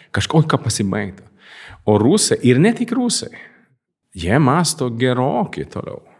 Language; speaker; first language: Lithuanian; non-native, fluent; Swedish